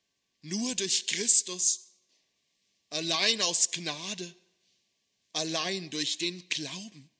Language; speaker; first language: German; native; German